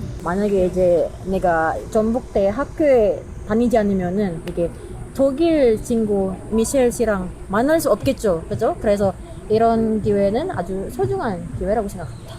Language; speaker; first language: Korean; non-native, learner; Indonesian